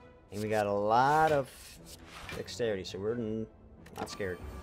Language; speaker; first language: English; native; English